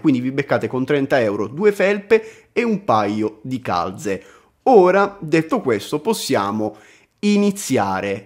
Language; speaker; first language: Italian; native; Italian